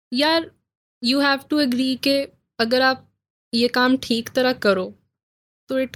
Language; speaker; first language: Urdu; native; Urdu